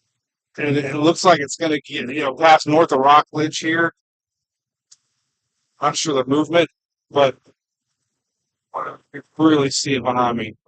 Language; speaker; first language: English; native; English